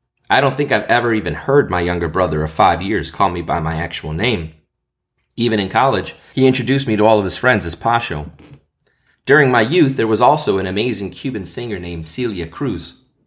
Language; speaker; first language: English; native; English